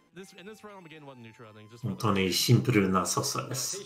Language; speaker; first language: Japanese; non-native, learner; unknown